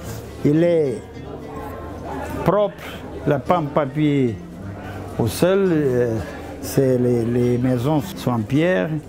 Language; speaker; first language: French; non-native, fluent; Portuguese